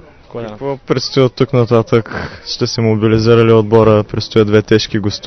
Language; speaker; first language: Bulgarian; native; Bulgarian